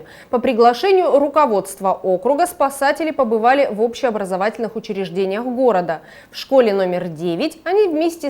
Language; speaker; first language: Russian; native; Russian